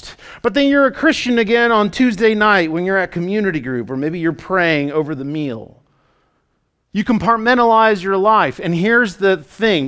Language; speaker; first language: English; native; English